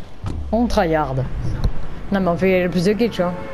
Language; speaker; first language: French; native; French